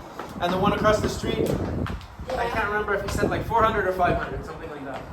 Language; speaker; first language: English; native; English